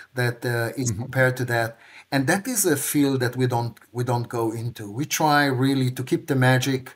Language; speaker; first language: English; non-native, fluent; Hebrew